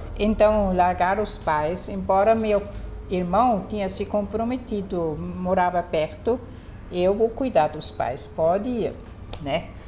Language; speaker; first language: Portuguese; non-native, fluent; German